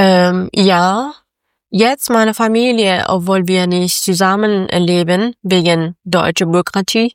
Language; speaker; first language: German; non-native, learner; Persian